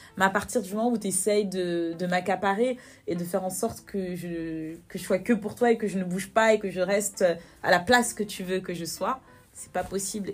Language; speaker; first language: French; native; French